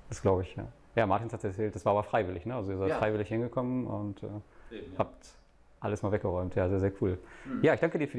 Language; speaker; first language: German; native; German